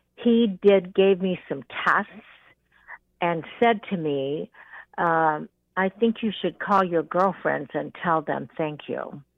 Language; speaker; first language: English; native; English